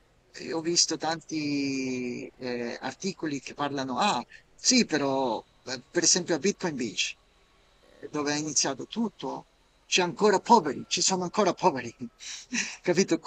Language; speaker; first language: Italian; non-native, fluent; Spanish